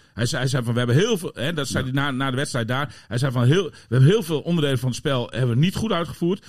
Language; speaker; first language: Dutch; native; Dutch